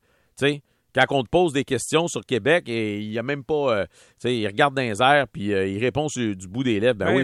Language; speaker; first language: French; native; French